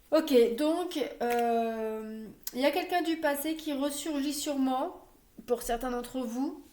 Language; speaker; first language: French; native; French